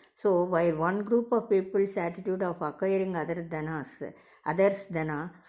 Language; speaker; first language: English; non-native, local second language; Tamil